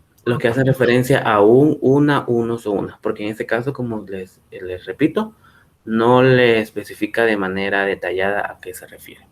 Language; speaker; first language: Spanish; native; Spanish